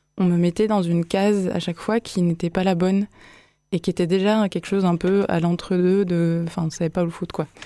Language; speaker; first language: French; early bilingual, other home language; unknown